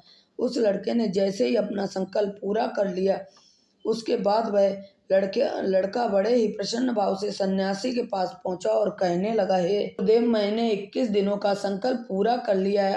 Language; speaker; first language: Hindi; native; Hindi